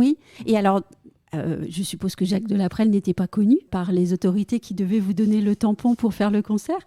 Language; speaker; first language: French; native; French